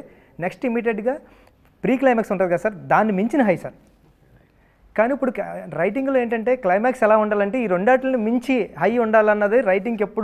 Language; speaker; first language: Telugu; native; Telugu